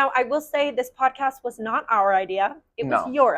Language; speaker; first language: English; native; English